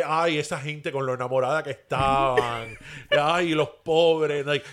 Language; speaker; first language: Spanish; early bilingual, heritage; Spanish